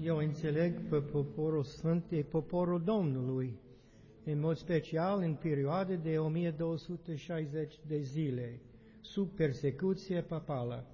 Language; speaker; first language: Romanian; non-native, learner; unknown